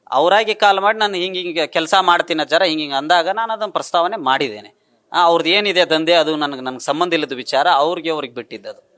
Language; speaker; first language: Kannada; non-native, local second language; Lambadi